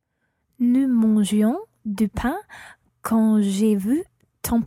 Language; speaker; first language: French; non-native, learner; English